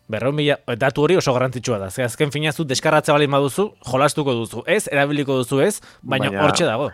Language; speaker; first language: Basque; native; Basque